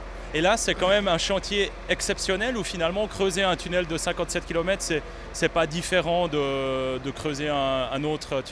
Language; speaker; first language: French; native; French